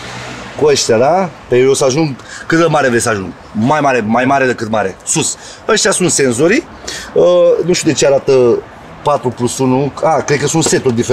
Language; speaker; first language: Romanian; native; Romanian